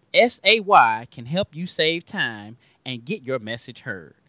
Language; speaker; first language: English; native; English